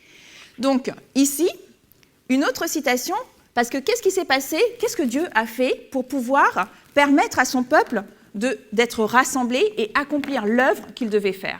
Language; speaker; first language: French; native; French